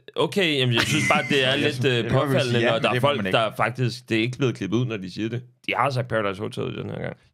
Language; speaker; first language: Danish; native; Danish